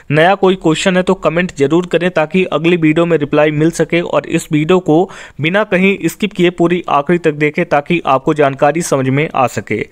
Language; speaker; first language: Hindi; native; Hindi